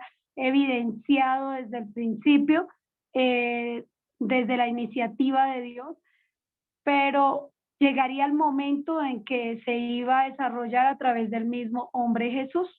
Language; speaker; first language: Spanish; native; Spanish